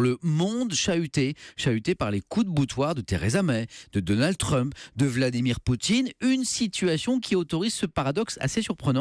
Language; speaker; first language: French; native; French